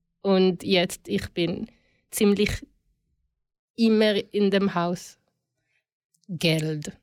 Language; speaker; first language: German; non-native, learner; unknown